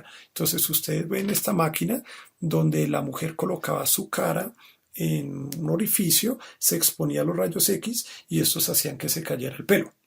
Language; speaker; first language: Spanish; native; Spanish